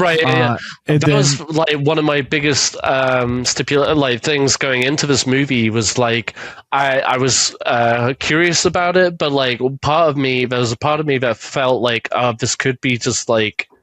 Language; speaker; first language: English; native; English